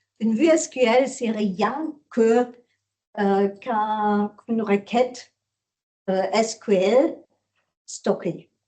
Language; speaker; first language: French; non-native, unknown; German